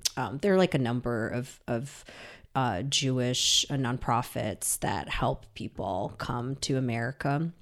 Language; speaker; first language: English; early bilingual, other home language; Russian